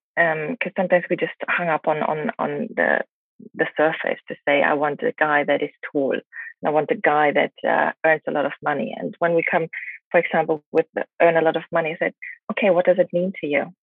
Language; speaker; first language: English; non-native, fluent; German